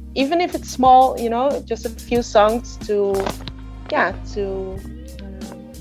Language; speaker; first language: English; early bilingual, other home language; Indonesian